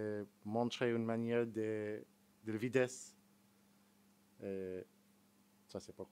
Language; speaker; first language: French; non-native, fluent; English